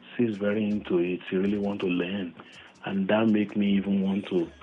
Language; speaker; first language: English; non-native, local second language; Yoruba